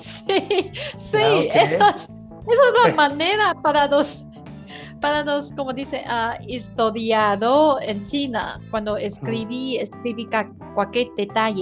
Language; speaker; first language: Spanish; non-native, learner; Chinese